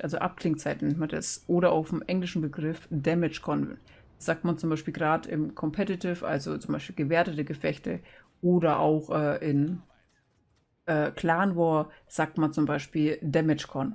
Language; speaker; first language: German; native; German